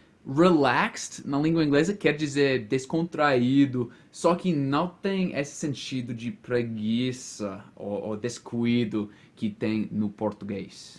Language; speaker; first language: Portuguese; non-native, fluent; English